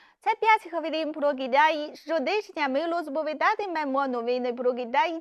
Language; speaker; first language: Ukrainian; non-native, fluent; Chinese